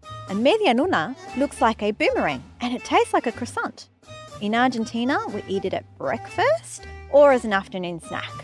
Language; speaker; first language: English; early bilingual, other home language; Spanish